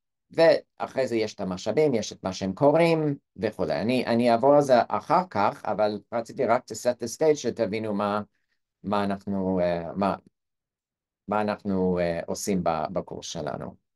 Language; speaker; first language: Hebrew; native; Hebrew